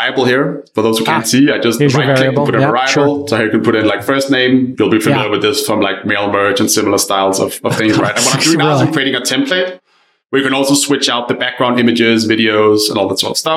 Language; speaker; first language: English; non-native, fluent; Danish